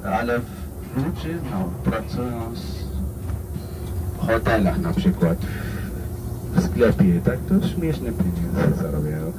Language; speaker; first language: Polish; non-native, learner; Arabic